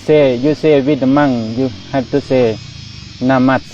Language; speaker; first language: English; non-native, learner; Thai